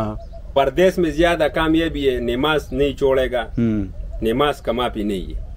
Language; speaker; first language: Hindi; non-native, local second language; Pashto